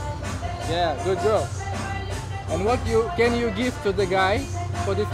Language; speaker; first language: English; non-native, learner; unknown